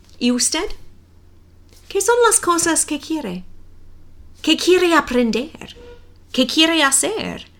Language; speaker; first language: Spanish; non-native, fluent; English